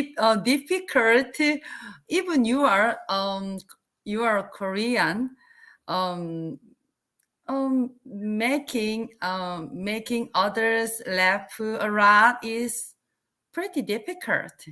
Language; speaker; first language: English; non-native, learner; Korean